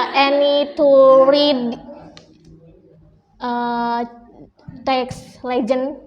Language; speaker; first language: English; non-native, learner; Indonesian